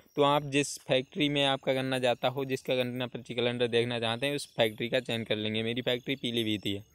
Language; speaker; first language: Hindi; native; Hindi